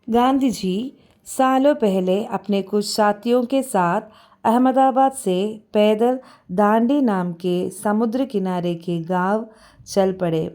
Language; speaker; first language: Hindi; non-native, local second language; Malayalam